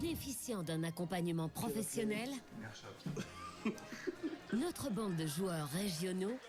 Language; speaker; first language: French; native; French